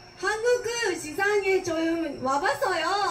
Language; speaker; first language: Korean; non-native, learner; Japanese